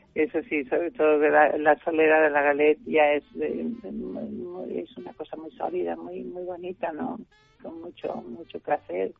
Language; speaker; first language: Spanish; non-native, fluent; German